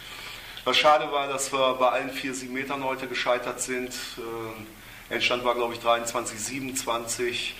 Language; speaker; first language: German; native; German